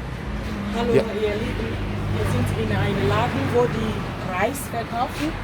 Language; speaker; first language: German; non-native, fluent; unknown